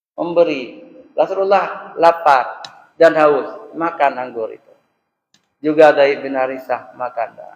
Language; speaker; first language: Malay; non-native, local second language; Achinese